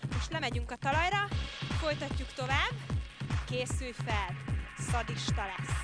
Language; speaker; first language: Hungarian; native; Hungarian